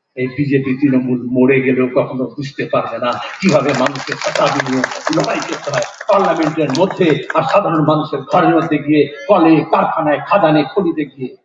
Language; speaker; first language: Bangla; native; Bangla